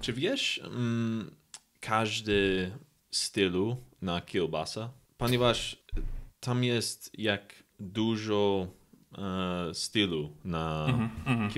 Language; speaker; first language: Polish; non-native, learner; English